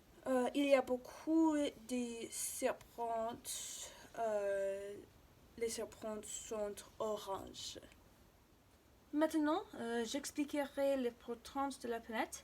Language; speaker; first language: French; non-native, learner; English